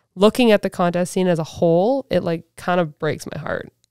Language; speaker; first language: English; native; English